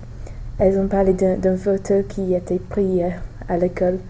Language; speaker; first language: French; non-native, learner; English